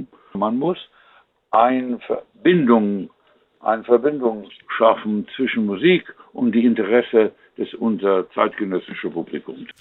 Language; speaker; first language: German; non-native, fluent; English